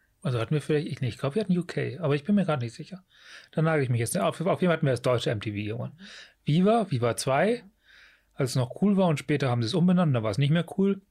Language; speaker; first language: German; native; German